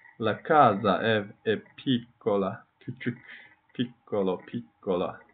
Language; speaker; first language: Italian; non-native, learner; Turkish